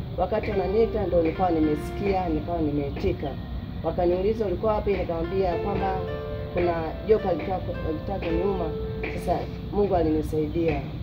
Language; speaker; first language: Swahili; non-native, local second language; Masai